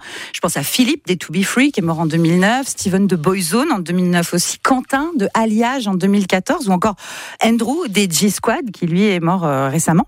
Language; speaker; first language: French; native; French